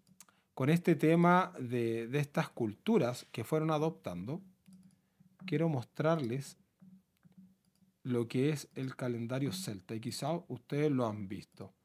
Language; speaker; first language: Spanish; native; Spanish